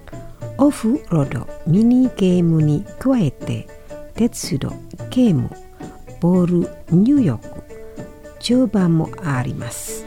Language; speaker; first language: Japanese; non-native, fluent; Indonesian